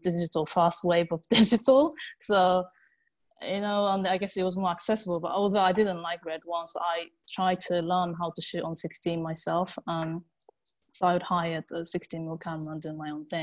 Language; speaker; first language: English; non-native, fluent; Japanese